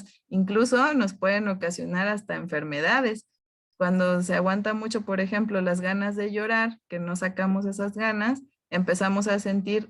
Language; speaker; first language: Spanish; native; Spanish